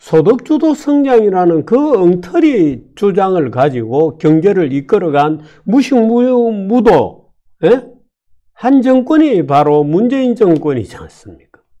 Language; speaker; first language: Korean; native; Korean